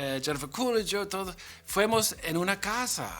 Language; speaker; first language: Spanish; non-native, learner; English